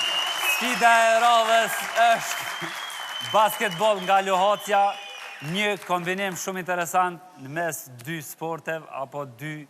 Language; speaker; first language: Albanian; native; Albanian